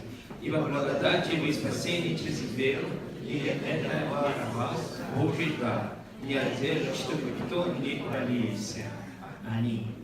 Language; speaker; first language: Russian; non-native, learner; Korean